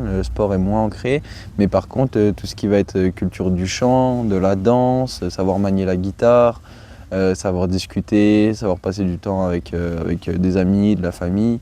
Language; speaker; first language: French; native; French